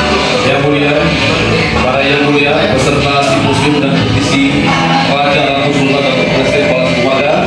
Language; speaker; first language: Indonesian; native; Indonesian